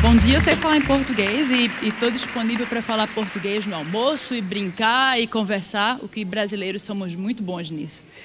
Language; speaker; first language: Portuguese; native; Portuguese